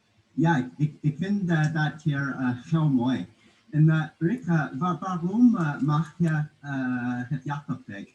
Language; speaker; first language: Dutch; non-native, learner; English